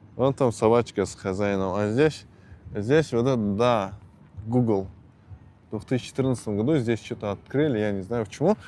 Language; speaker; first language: Russian; non-native, local second language; Tajik